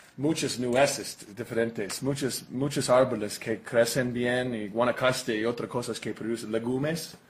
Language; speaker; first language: Spanish; non-native, learner; English